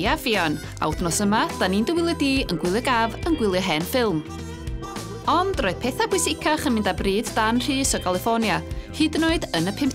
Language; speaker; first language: Welsh; native; Welsh